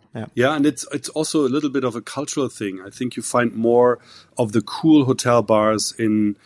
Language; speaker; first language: English; non-native, fluent; German